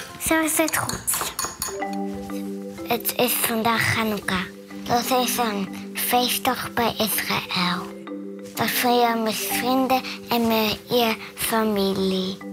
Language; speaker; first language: Dutch; early bilingual, other home language; Hebrew